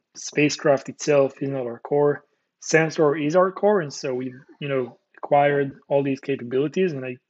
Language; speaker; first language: English; non-native, fluent; Hebrew